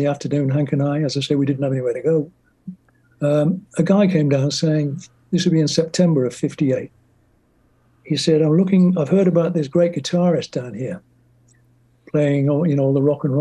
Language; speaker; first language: English; native; English